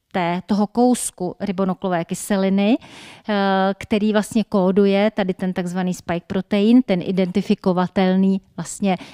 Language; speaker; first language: Czech; native; Czech